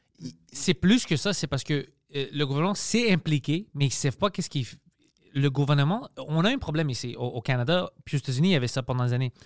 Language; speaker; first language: French; early bilingual, other home language; Greek